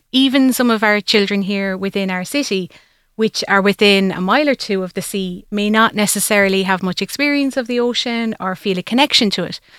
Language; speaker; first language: English; native; English